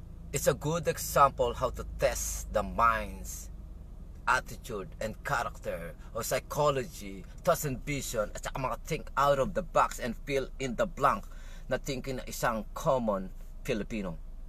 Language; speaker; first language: English; non-native, local second language; Filipino